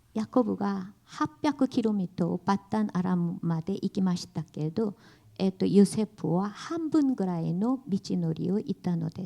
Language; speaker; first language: Japanese; non-native, learner; Korean